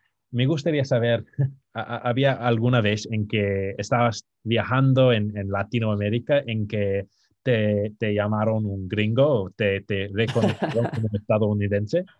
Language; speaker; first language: Spanish; non-native, fluent; English